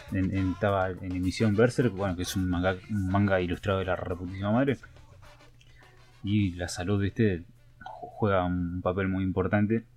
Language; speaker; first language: Spanish; native; Spanish